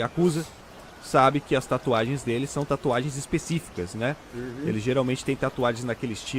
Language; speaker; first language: Portuguese; native; Portuguese